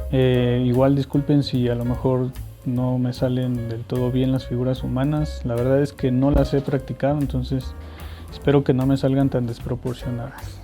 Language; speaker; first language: Spanish; native; Spanish